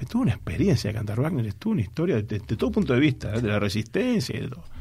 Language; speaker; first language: Spanish; native; Spanish